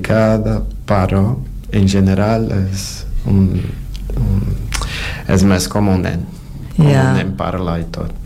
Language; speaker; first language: Catalan; non-native, learner; Portuguese